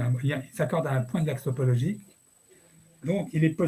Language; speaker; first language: French; native; French